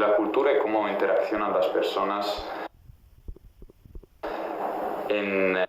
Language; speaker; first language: Spanish; non-native, fluent; Italian